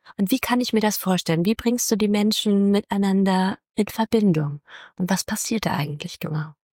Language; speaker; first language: German; native; German